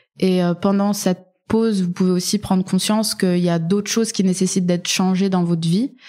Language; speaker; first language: French; native; French